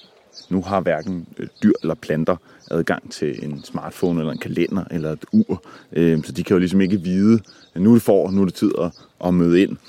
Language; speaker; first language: Danish; native; Danish